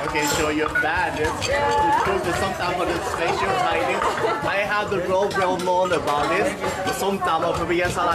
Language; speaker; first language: English; non-native, learner; Thai